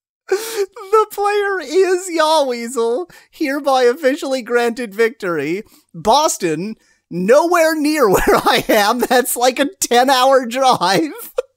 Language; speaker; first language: English; native; English